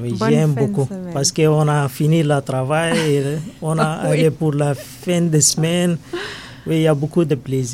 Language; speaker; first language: French; non-native, learner; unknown